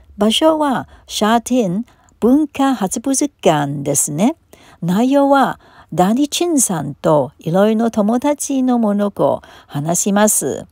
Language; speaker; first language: Japanese; non-native, learner; Cantonese